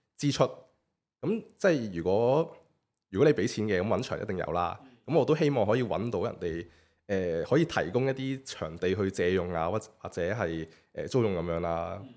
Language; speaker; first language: Cantonese; native; Cantonese